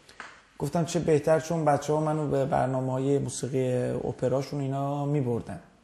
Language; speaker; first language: Persian; native; Persian